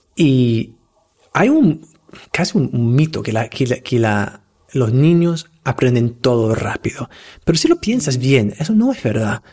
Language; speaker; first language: Spanish; non-native, fluent; English